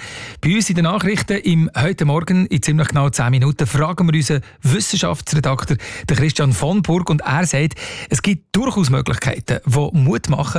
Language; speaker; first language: German; native; German